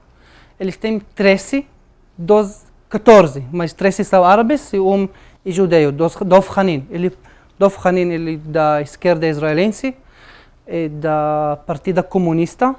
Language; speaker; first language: Portuguese; non-native, fluent; Arabic